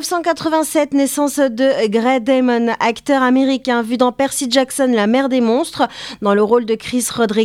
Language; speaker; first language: French; native; French